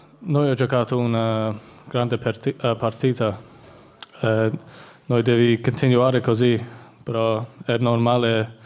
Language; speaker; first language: Italian; non-native, learner; English